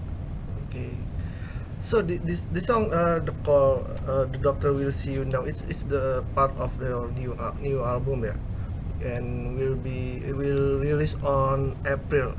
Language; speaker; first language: English; non-native, learner; Indonesian